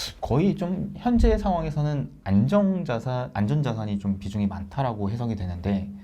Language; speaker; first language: Korean; native; Korean